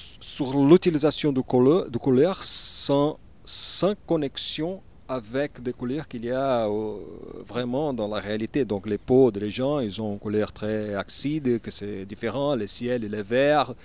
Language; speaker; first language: French; non-native, learner; Portuguese